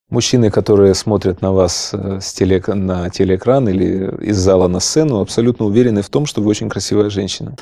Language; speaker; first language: Russian; native; Russian